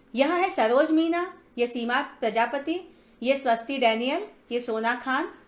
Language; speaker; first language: Hindi; native; Hindi